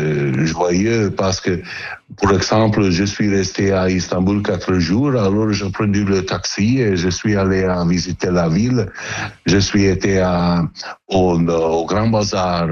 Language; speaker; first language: French; non-native, fluent; Italian